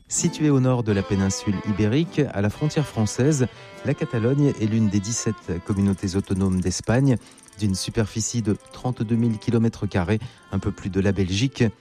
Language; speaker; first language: French; native; French